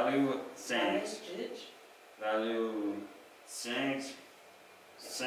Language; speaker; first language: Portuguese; non-native, learner; English